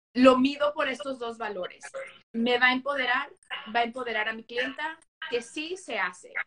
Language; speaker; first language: Spanish; early bilingual, heritage; Spanish